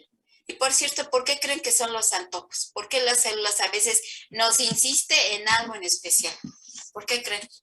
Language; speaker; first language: Spanish; native; Spanish